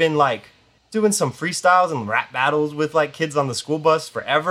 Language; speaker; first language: English; native; English